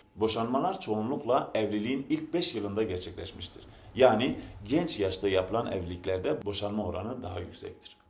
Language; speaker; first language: Turkish; non-native, local second language; Zaza